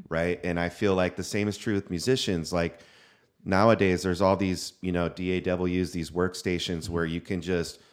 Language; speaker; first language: English; native; English